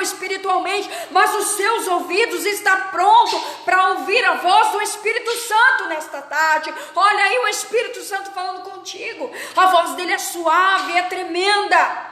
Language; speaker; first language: Portuguese; native; Portuguese